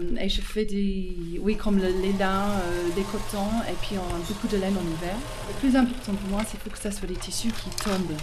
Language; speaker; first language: French; non-native, fluent; English